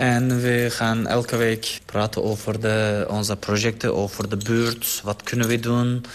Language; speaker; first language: Dutch; non-native, learner; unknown